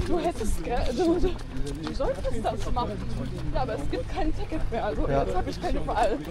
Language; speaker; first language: German; non-native, fluent; French